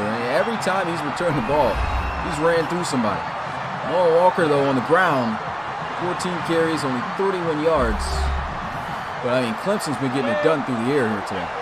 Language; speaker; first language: English; native; English